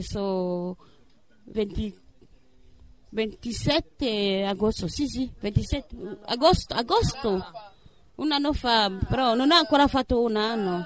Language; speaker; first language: Italian; non-native, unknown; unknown